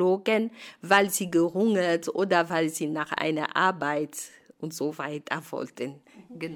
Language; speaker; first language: German; non-native, fluent; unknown